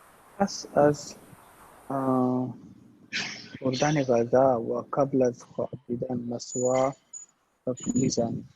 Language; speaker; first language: Persian; non-native, learner; Urdu